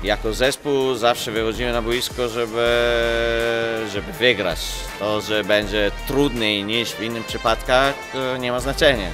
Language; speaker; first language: Polish; non-native, fluent; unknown